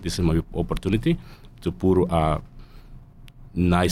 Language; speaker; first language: English; non-native, learner; Spanish